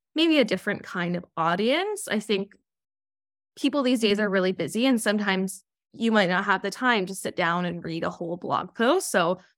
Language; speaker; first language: English; native; English